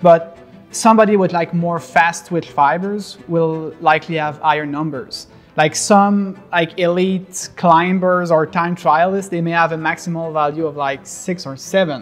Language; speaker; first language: English; non-native, fluent; French